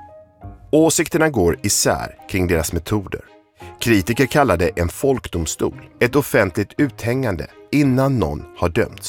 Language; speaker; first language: Swedish; native; Swedish